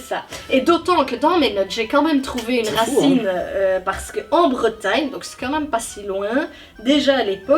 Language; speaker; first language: French; native; French